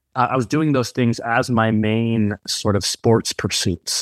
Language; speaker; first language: English; native; English